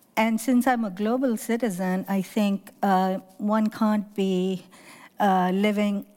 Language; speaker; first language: English; non-native, local second language; Urdu